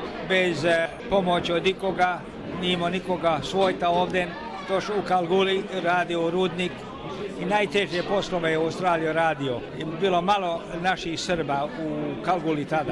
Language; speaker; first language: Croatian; early bilingual, heritage; Serbian